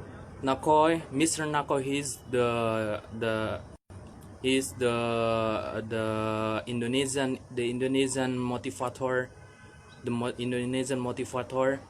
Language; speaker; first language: English; non-native, learner; Indonesian